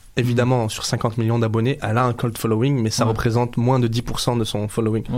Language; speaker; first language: French; non-native, local second language; Arabic